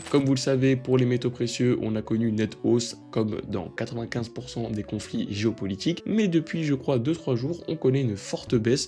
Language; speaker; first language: French; native; French